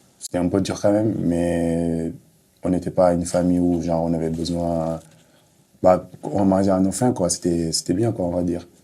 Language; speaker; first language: French; non-native, local second language; Wolof